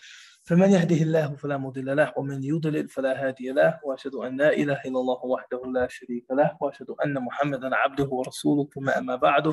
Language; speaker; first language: Arabic; non-native, fluent; English